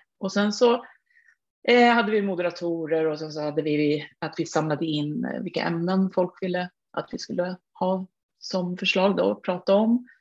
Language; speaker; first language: Swedish; native; Swedish